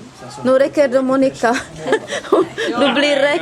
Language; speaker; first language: Swedish; non-native, fluent; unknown